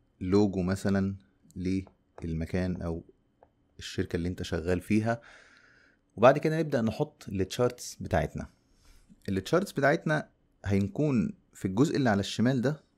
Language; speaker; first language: Arabic; native; Arabic